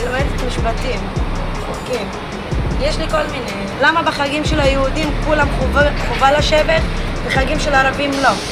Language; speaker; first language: Hebrew; non-native, local second language; Arabic